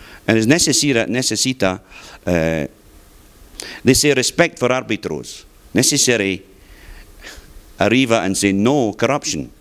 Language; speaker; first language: Spanish; non-native, learner; English